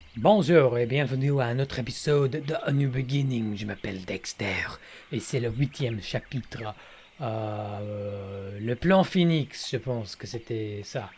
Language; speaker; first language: French; non-native, learner; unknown